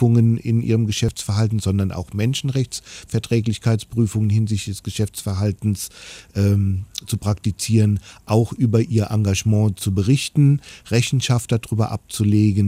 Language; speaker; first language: German; native; German